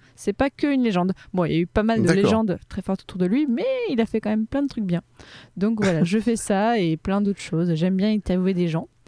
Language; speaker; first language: French; native; French